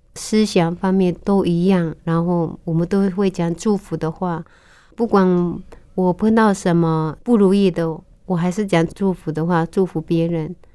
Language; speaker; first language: Chinese; non-native, local second language; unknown